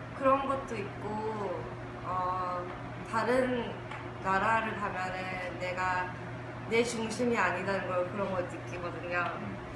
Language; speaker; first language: Korean; early bilingual, heritage; Korean